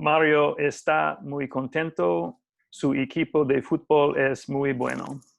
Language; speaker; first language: Spanish; non-native, learner; English